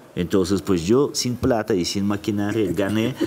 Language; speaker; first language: Spanish; non-native, fluent; Russian